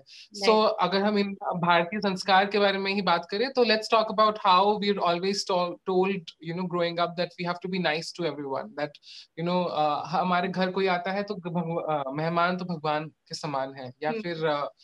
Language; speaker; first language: English; non-native, local second language; Odia